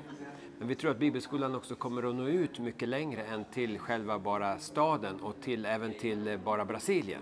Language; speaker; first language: Swedish; native; Swedish